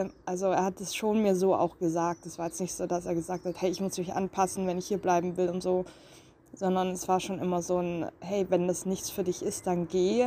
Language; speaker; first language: German; native; German